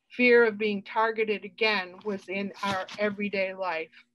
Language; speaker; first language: English; native; English